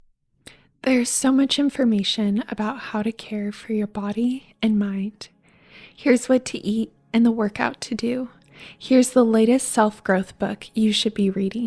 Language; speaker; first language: English; native; English